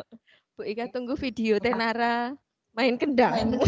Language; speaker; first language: Indonesian; native; Indonesian